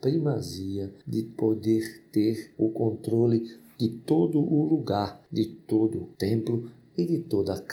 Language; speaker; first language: Portuguese; native; Portuguese